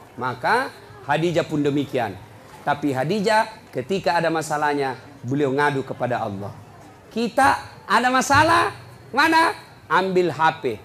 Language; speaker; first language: Indonesian; non-native, local second language; Buginese